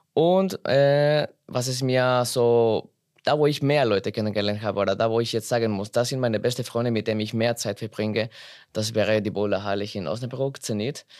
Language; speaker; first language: German; non-native, fluent; Spanish